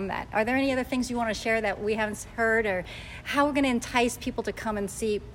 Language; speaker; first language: English; non-native, local second language; Cantonese